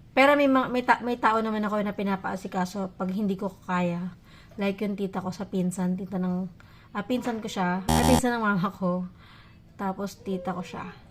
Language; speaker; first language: Filipino; non-native, local second language; Iloko